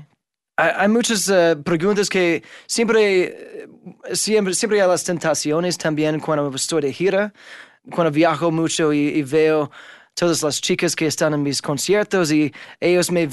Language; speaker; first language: Spanish; non-native, fluent; English